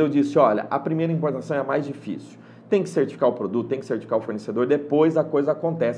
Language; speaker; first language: Portuguese; native; Portuguese